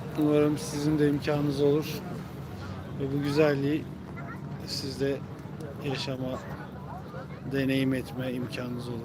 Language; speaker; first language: Turkish; native; Turkish